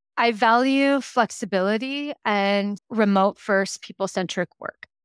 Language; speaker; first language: English; native; English